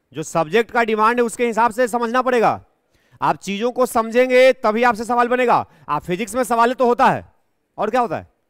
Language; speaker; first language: Hindi; native; Hindi